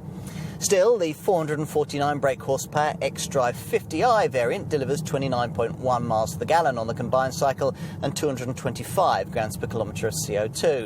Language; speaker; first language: English; native; English